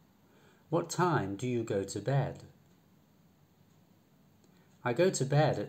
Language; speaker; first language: English; non-native, fluent; Polish